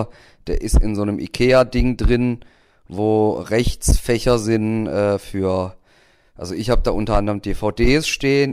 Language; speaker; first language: German; native; German